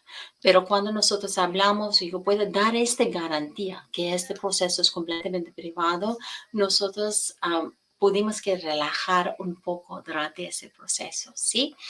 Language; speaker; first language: Spanish; non-native, fluent; English